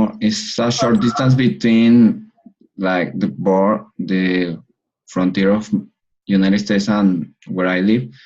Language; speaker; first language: English; non-native, learner; Spanish